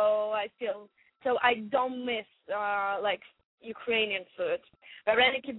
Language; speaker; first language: English; non-native, learner; Ukrainian